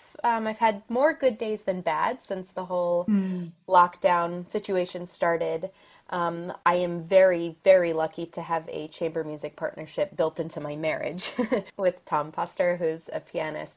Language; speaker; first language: English; native; English